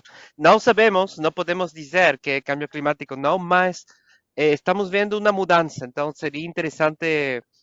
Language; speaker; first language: Portuguese; non-native, fluent; Spanish